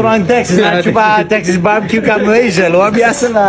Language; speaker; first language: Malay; non-native, learner; English